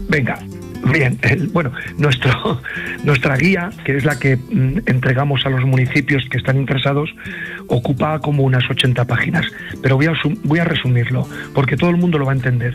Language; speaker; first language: Spanish; native; Spanish